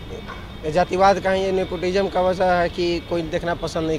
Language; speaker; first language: Hindi; native; Hindi